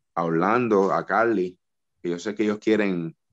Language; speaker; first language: Spanish; native; Spanish